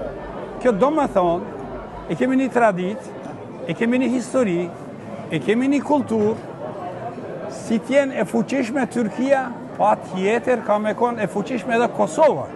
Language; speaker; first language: Albanian; early bilingual, heritage; Turkish